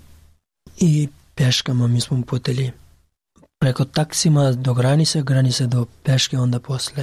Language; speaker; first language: Serbian; non-native, learner; Pashto